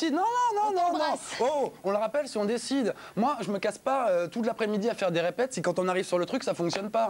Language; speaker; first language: French; native; French